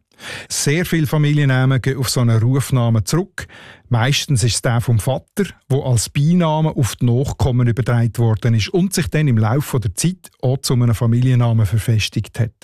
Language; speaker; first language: German; native; German